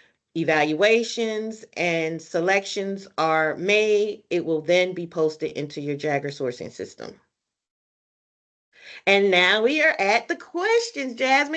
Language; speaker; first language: English; native; English